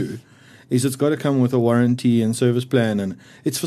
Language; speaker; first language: English; native; English